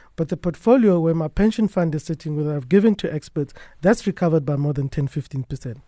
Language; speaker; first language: English; non-native, local second language; Tswana